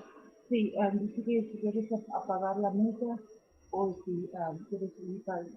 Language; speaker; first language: Spanish; early bilingual, heritage; Spanish